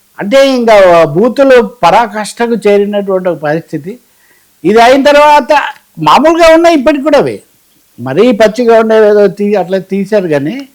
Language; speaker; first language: Telugu; native; Telugu